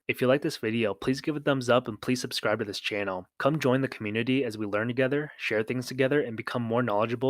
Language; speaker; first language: English; native; English